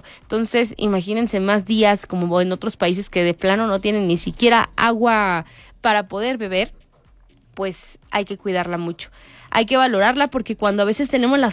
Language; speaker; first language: Spanish; native; Spanish